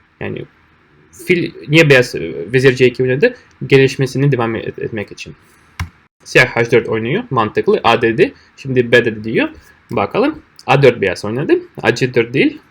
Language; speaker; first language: Turkish; non-native, fluent; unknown